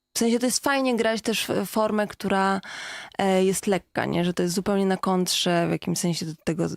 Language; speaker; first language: Polish; native; Polish